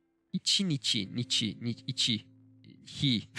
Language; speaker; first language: Japanese; non-native, learner; Turkish